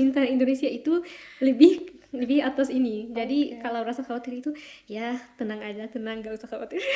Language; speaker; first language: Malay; non-native, fluent; Arabic